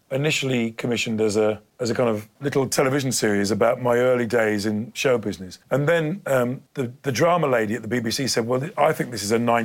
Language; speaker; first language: English; native; English